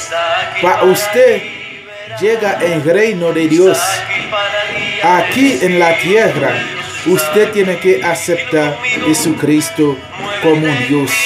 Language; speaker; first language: Spanish; non-native, learner; Haitian Creole